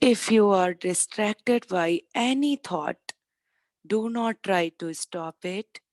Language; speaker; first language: English; non-native, local second language; Hindi